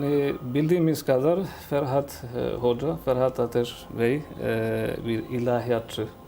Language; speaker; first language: Turkish; non-native, fluent; Albanian